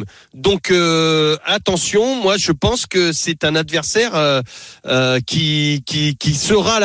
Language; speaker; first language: French; native; French